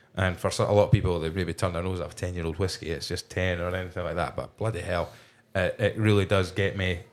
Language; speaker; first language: English; native; English